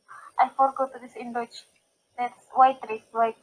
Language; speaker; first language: English; non-native, learner; Indonesian